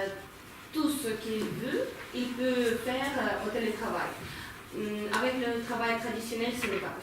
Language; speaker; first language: French; non-native, learner; Ukrainian